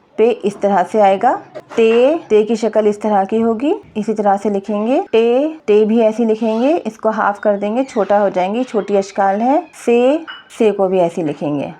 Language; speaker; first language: Urdu; native; Urdu